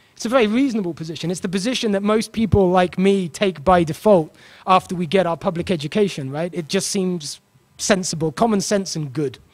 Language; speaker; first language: English; native; English